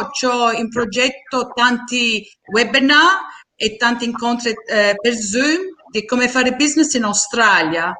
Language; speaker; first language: Italian; early bilingual, heritage; Sicilian